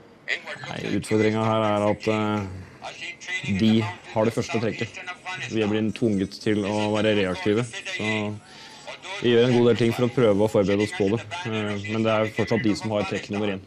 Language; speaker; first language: Norwegian; native; Norwegian